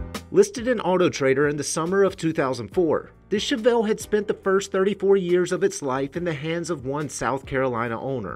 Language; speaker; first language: English; native; English